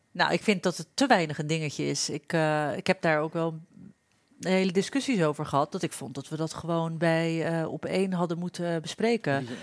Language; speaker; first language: Dutch; early bilingual, other home language; Turkish